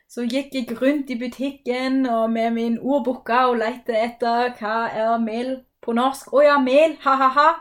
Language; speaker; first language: Norwegian; non-native, fluent; German